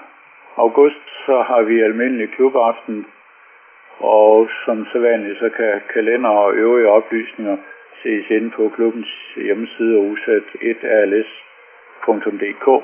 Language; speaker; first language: Danish; native; Danish